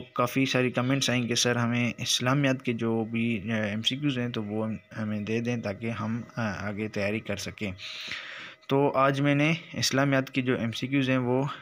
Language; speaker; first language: Urdu; non-native, local second language; Sindhi